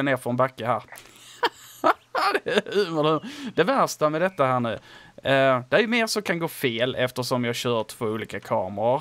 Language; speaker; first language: Swedish; native; Swedish